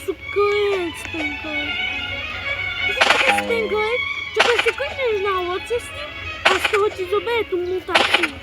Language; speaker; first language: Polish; non-native, learner; Slovak